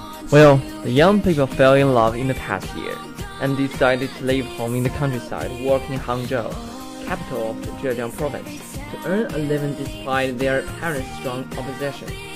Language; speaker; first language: English; non-native, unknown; Chinese